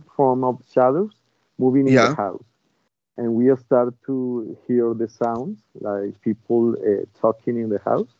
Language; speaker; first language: English; non-native, learner; Spanish